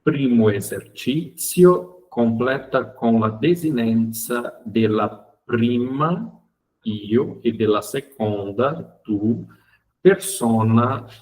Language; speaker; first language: Italian; non-native, fluent; Portuguese